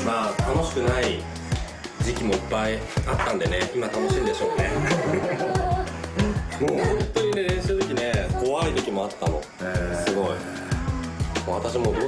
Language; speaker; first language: Japanese; native; Japanese